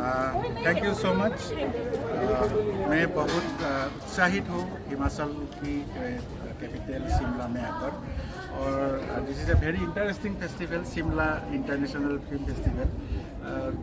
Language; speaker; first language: Hindi; non-native, local second language; Assamese